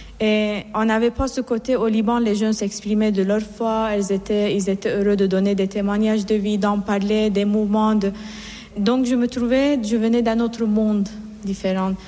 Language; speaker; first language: French; non-native, fluent; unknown